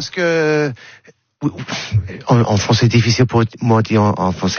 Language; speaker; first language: French; non-native, learner; English